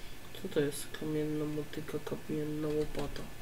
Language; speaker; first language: Polish; native; Polish